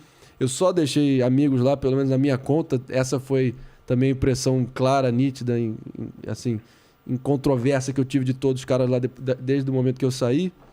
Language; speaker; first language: Portuguese; native; Portuguese